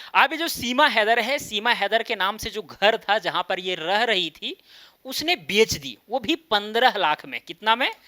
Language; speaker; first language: Hindi; native; Hindi